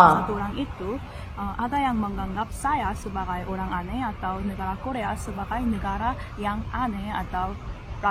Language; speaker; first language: Indonesian; non-native, fluent; Korean